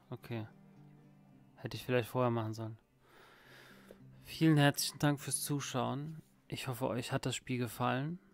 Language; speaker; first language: German; native; German